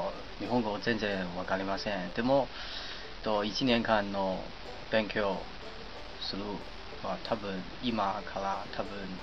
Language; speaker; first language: Japanese; non-native, learner; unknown